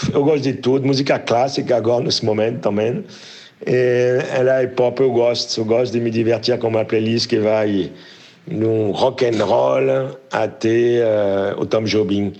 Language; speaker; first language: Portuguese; non-native, fluent; French